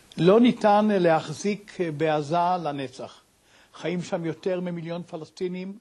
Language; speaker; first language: Hebrew; native; Hebrew